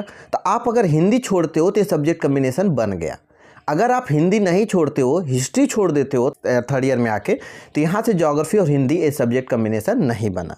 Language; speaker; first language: Hindi; native; Hindi